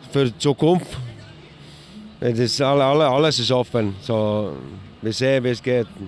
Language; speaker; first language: German; non-native, learner; Finnish